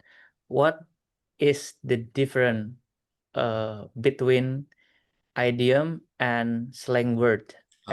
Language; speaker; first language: English; non-native, learner; Indonesian